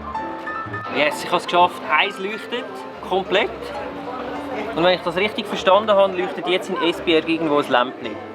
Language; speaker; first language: German; native; German